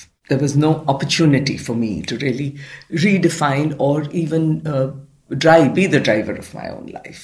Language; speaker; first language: English; non-native, local second language; Marathi